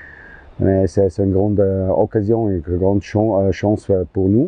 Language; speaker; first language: French; non-native, local second language; German